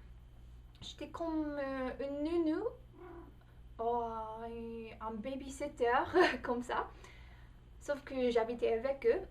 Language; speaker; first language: French; non-native, fluent; English